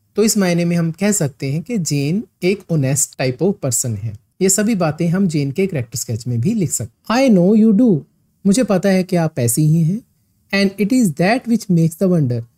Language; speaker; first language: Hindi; non-native, local second language; Punjabi